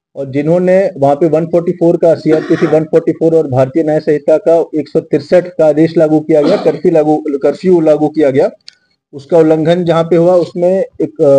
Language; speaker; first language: Hindi; non-native, local second language; Marathi